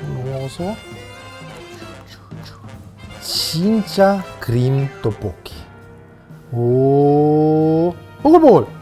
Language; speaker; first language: Korean; non-native, fluent; Italian